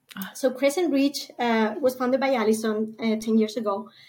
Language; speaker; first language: English; non-native, fluent; Spanish